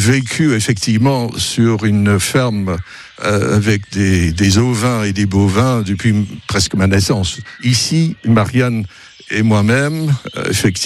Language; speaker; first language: French; non-native, fluent; English